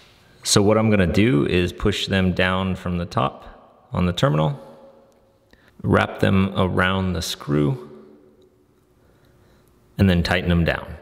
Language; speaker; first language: English; native; English